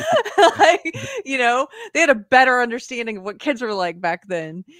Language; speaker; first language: English; native; English